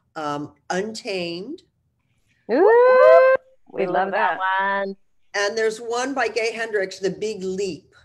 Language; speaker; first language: English; native; English